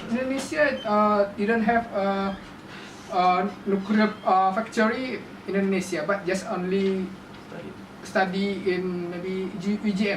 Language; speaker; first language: English; non-native, learner; Indonesian